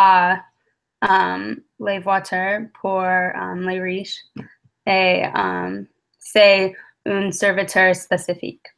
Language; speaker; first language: French; non-native, learner; English